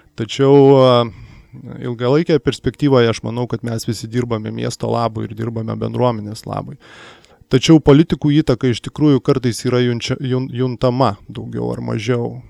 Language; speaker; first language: Lithuanian; native; Lithuanian